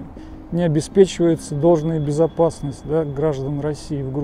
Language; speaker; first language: Russian; native; Russian